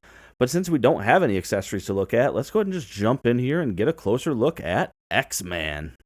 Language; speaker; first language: English; native; English